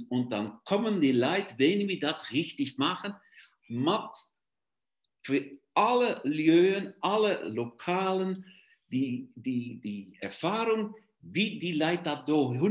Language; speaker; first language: German; non-native, fluent; Luxembourgish